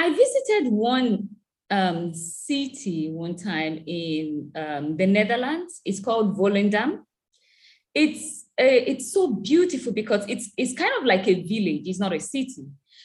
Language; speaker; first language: English; non-native, local second language; Igbo